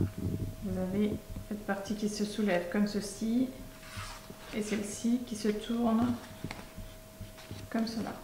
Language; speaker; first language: French; native; French